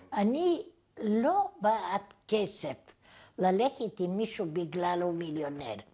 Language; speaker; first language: Hebrew; non-native, fluent; Bulgarian